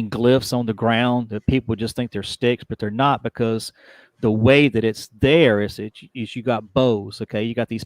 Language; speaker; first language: English; native; English